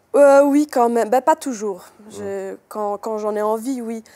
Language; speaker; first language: French; native; French